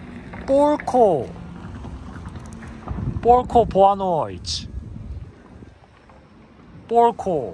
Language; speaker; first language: Portuguese; non-native, learner; Korean